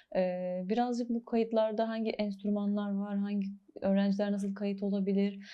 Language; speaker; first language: Turkish; native; Turkish